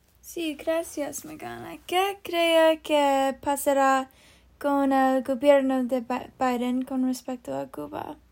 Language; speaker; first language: Spanish; non-native, learner; English